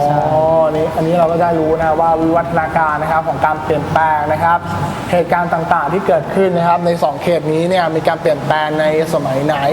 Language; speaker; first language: Thai; native; Thai